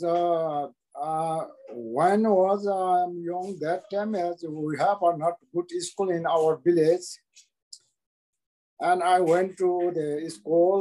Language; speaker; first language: English; non-native, local second language; Sherpa